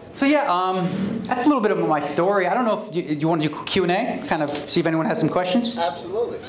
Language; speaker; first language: English; native; English